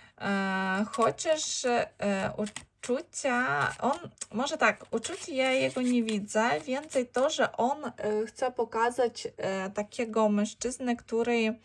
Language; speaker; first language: Polish; non-native, learner; Ukrainian